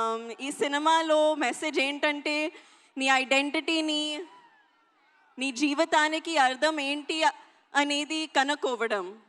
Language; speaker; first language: Telugu; non-native, learner; Hindi